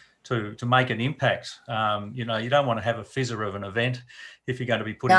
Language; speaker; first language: English; native; English